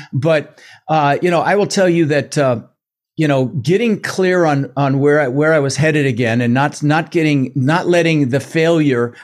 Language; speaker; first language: English; early bilingual, other home language; Dutch